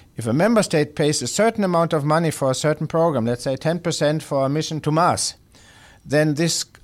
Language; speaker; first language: English; non-native, fluent; German